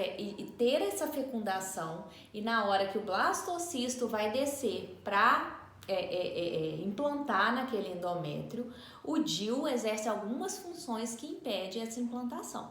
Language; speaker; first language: Portuguese; native; Portuguese